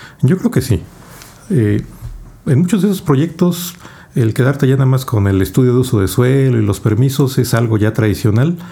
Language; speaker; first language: Spanish; native; Spanish